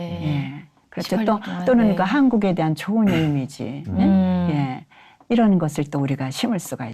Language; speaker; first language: Korean; native; Korean